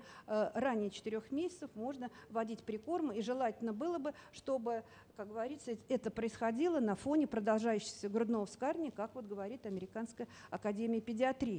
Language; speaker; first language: Russian; native; Russian